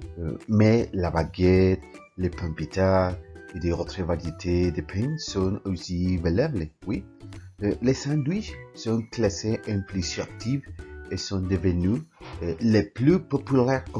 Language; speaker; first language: French; non-native, learner; Spanish